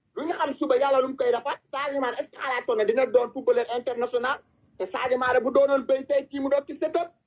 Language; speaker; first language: Wolof; native; Wolof